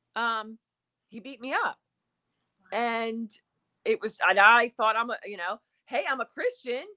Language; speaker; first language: English; native; English